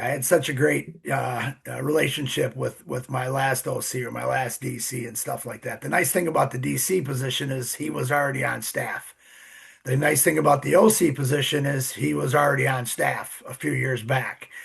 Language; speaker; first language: English; native; English